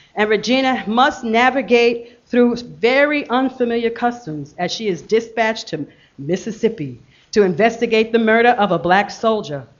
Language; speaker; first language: English; native; English